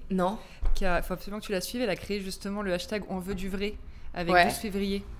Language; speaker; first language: French; native; French